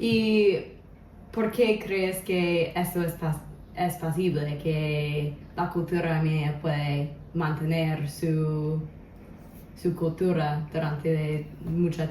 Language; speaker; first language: Spanish; non-native, local second language; English